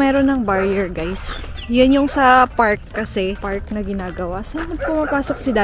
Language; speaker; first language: Filipino; native; Filipino